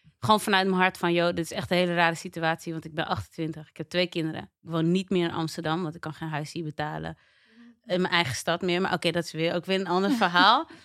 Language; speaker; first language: Dutch; native; Dutch